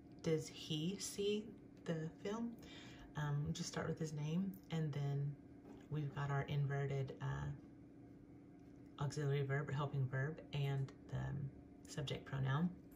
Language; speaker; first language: English; native; English